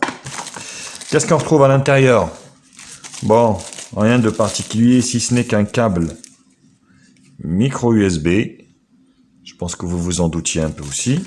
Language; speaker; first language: French; native; French